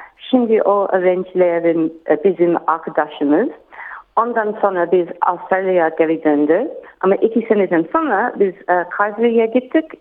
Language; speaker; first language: Turkish; non-native, learner; English